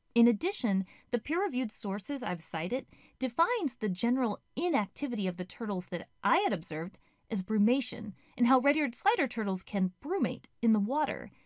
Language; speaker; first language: English; native; English